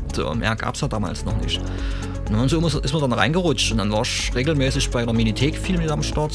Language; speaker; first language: German; native; German